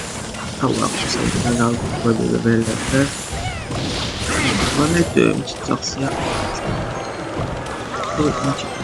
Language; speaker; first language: French; native; French